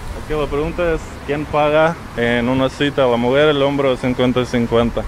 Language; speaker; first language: Spanish; non-native, fluent; Russian